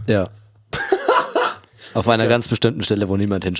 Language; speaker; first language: German; native; German